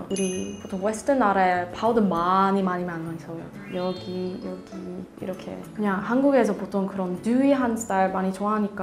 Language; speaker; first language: Korean; non-native, learner; Swedish